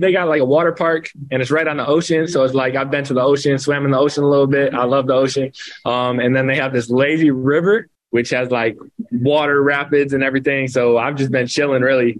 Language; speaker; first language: English; native; English